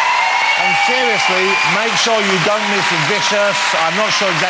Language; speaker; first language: English; native; English